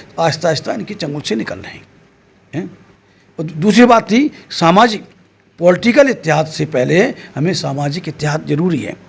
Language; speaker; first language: Hindi; native; Hindi